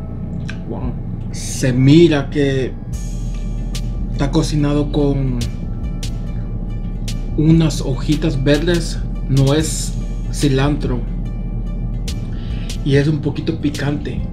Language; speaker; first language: Spanish; early bilingual, other home language; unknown